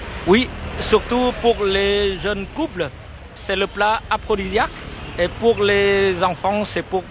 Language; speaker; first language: French; non-native, fluent; Vietnamese